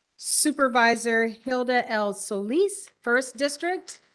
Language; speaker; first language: English; native; English